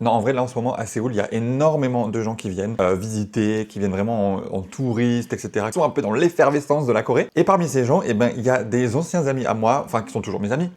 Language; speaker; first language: French; native; French